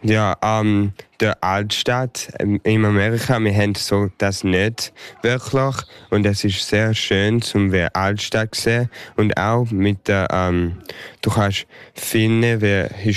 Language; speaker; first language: German; early bilingual, heritage; English